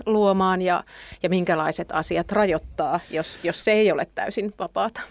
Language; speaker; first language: Finnish; native; Finnish